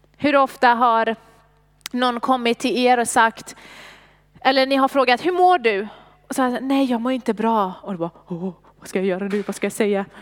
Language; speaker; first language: Swedish; non-native, fluent; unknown